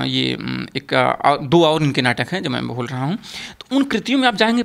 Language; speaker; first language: Hindi; native; Hindi